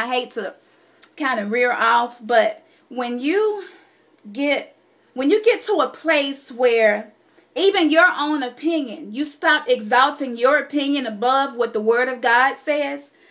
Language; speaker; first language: English; native; English